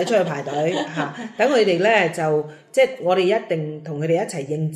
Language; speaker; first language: Cantonese; native; Cantonese